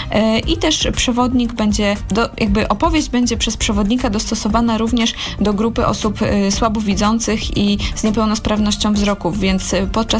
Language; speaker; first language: Polish; native; Polish